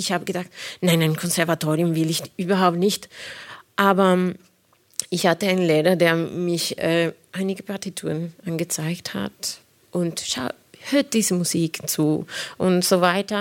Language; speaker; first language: German; non-native, fluent; Spanish